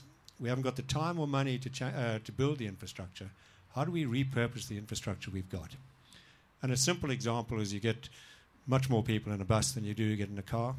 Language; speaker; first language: English; native; English